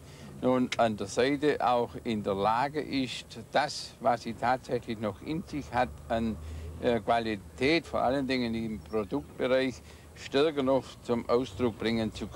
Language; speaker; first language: German; native; German